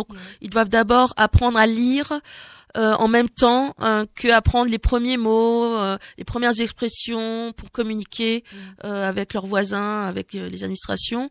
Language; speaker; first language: French; native; French